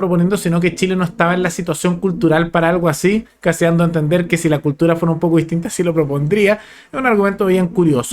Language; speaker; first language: Spanish; native; Spanish